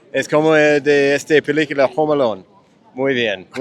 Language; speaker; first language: Spanish; non-native, fluent; English